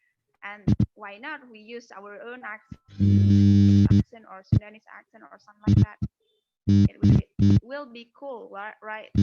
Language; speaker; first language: English; non-native, fluent; Indonesian